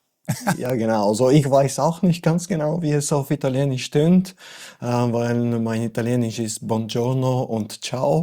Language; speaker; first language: German; non-native, fluent; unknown